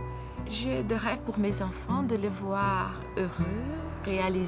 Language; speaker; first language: French; non-native, fluent; Portuguese